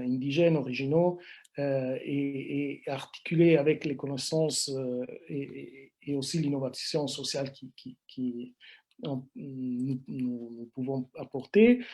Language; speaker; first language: French; non-native, fluent; Italian